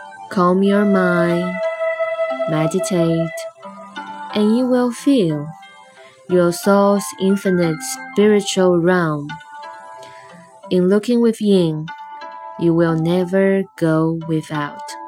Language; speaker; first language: English; non-native, fluent; Chinese